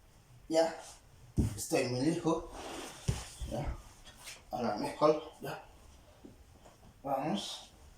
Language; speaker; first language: Spanish; non-native, learner; Haitian Creole